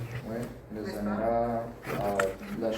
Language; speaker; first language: French; non-native, learner; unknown